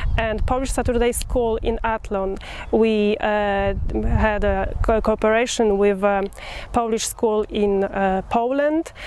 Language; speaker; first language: English; non-native, fluent; Polish